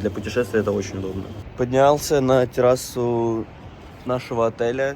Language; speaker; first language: Russian; native; Russian